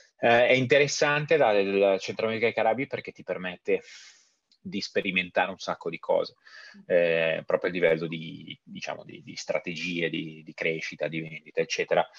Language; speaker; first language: Italian; native; Italian